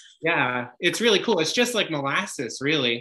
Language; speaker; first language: English; native; English